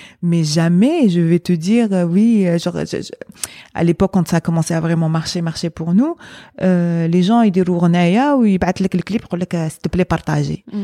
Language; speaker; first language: French; non-native, local second language; Arabic